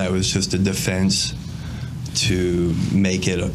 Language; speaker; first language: English; native; English